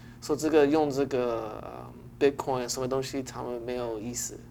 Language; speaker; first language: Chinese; early bilingual, heritage; English